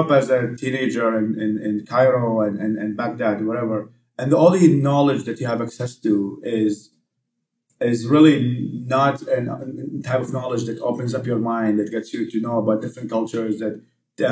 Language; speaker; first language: English; non-native, fluent; Arabic